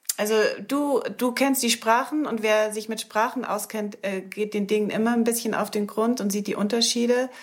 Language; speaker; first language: German; native; German